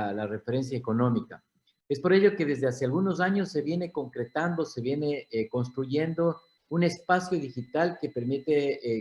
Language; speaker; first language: Spanish; native; Spanish